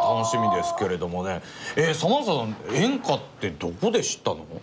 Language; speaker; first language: Japanese; native; Japanese